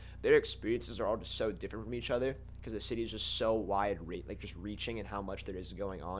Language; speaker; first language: English; native; English